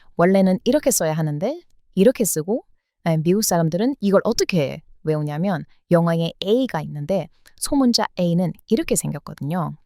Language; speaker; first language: Korean; non-native, fluent; English